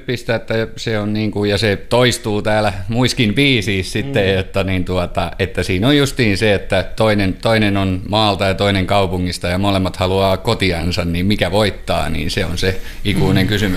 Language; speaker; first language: Finnish; native; Finnish